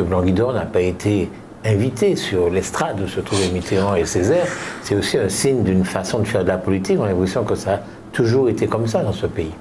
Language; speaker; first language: French; native; French